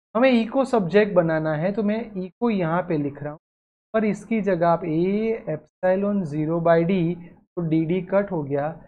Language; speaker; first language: Hindi; non-native, local second language; Gujarati